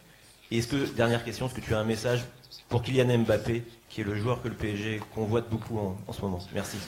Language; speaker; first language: French; native; French